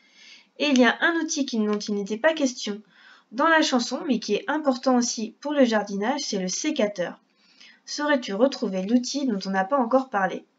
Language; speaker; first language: French; native; French